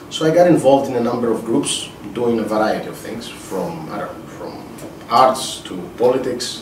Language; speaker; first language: English; non-native, fluent; Greek